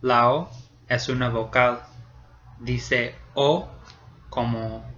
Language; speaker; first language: Spanish; non-native, fluent; English